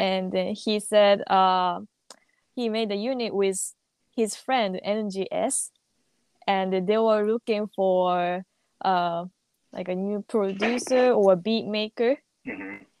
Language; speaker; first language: English; non-native, learner; Japanese